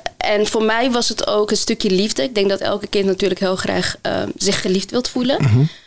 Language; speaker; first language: Dutch; early bilingual, other home language; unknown